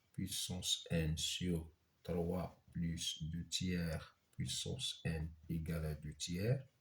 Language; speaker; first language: French; non-native, local second language; Arabic